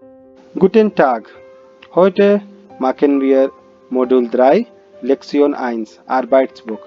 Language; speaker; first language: German; non-native, fluent; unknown